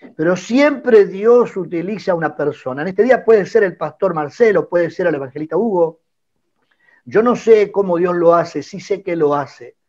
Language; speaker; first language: Spanish; native; Spanish